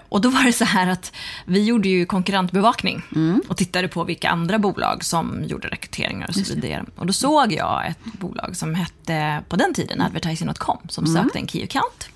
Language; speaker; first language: Swedish; native; Swedish